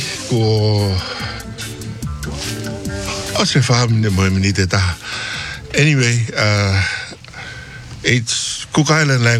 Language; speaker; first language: English; non-native, fluent; Tongan